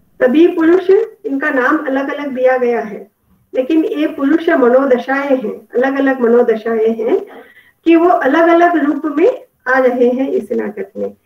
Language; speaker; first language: Hindi; non-native, local second language; Kannada